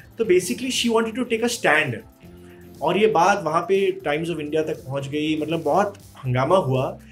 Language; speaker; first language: Hindi; early bilingual, heritage; Hindi